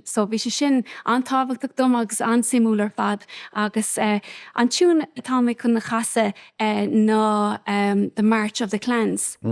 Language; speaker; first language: Irish; non-native, local second language; English